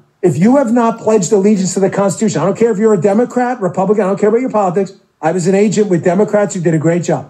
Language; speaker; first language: English; native; English